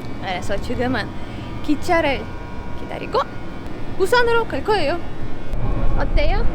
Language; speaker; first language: Korean; non-native, learner; Ukrainian